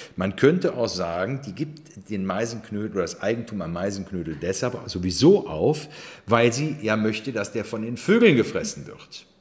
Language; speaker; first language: German; native; German